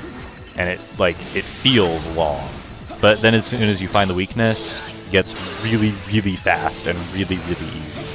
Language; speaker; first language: English; native; English